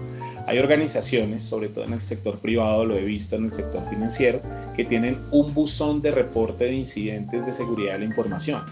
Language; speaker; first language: Spanish; native; Spanish